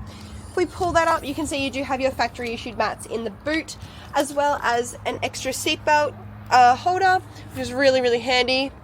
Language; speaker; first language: English; native; English